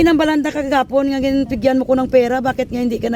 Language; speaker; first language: Filipino; non-native, local second language; Hiligaynon